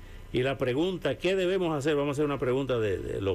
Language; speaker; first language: Spanish; native; Spanish